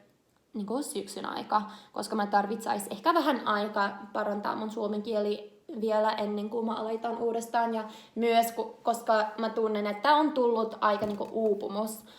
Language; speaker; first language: Finnish; non-native, learner; English